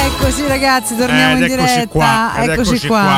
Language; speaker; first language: Italian; native; Italian